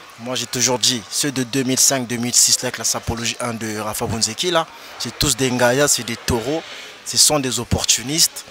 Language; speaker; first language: French; early bilingual, other home language; Lingala